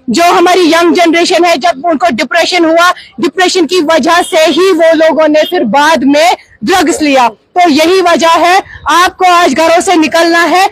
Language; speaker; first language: Hindi; non-native, local second language; Kashmiri